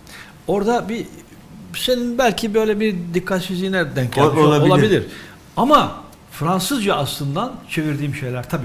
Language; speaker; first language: Turkish; native; Turkish